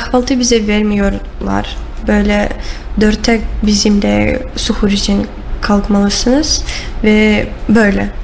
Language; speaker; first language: Turkish; non-native, learner; Russian